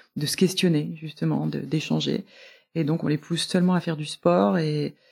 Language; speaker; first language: French; native; French